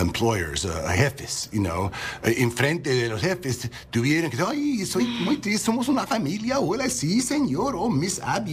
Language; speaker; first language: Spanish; non-native, learner; English